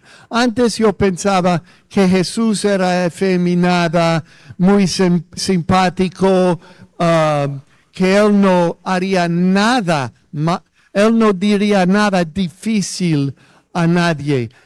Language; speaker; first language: Spanish; non-native, fluent; English